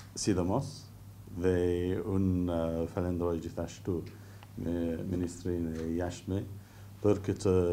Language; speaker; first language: Albanian; non-native, learner; English